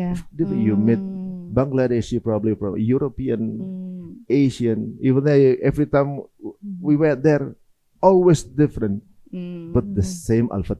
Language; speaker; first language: English; non-native, fluent; Indonesian